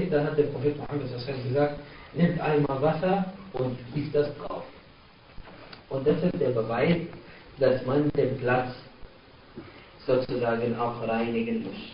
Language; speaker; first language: German; non-native, fluent; Arabic